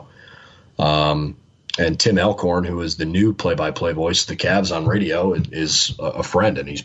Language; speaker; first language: English; native; English